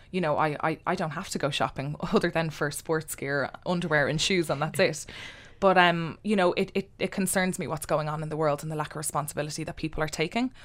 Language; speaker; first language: English; native; English